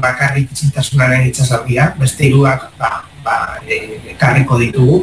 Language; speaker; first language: Basque; non-native, local second language; Spanish